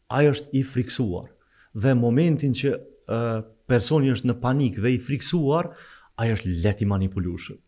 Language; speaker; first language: Albanian; native; Albanian